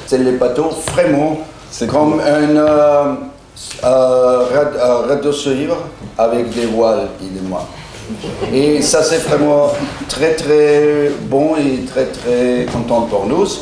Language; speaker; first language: French; non-native, learner; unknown